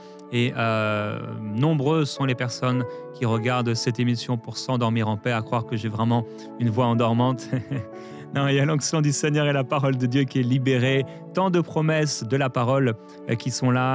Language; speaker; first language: French; native; French